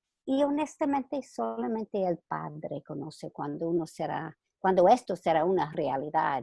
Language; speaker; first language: Spanish; non-native, fluent; English